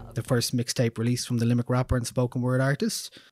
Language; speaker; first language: English; native; English